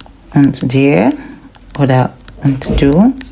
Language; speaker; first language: German; non-native, learner; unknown